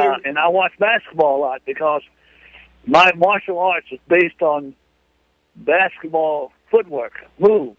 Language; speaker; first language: English; native; English